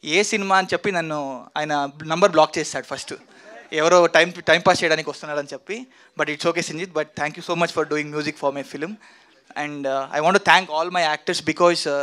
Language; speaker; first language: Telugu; non-native, fluent; Kannada